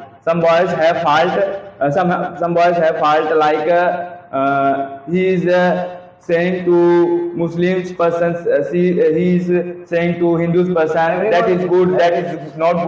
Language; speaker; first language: English; non-native, learner; Hindi